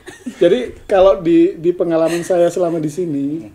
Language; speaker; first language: Indonesian; native; Indonesian